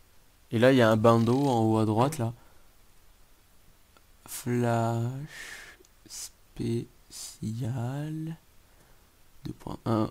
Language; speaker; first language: French; native; French